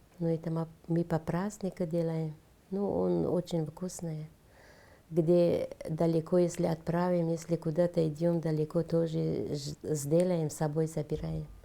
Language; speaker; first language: Russian; non-native, learner; Tajik